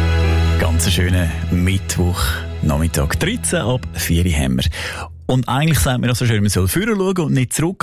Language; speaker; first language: German; native; German